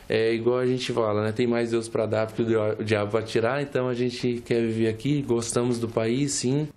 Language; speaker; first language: Portuguese; native; Portuguese